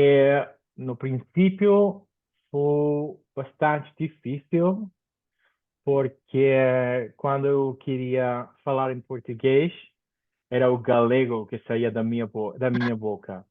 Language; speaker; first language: Portuguese; non-native, fluent; Spanish